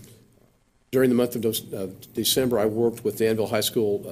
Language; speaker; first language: English; native; English